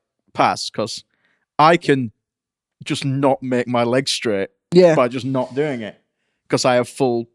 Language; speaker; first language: English; native; English